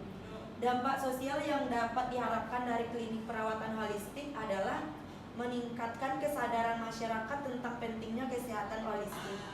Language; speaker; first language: Indonesian; native; Indonesian